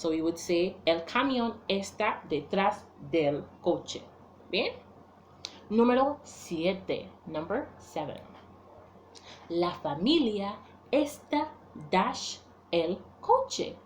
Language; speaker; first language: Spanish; non-native, fluent; English